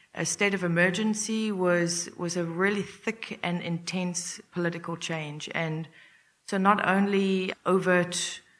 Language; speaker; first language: English; native; English